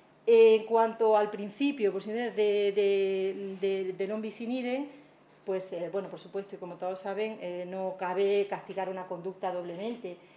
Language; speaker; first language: Spanish; native; Spanish